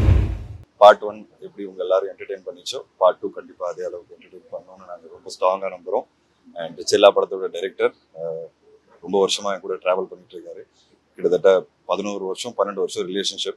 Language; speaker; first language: Tamil; native; Tamil